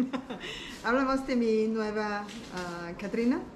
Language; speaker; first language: Spanish; non-native, learner; German